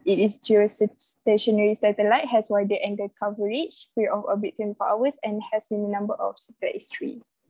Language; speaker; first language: English; non-native, local second language; Malay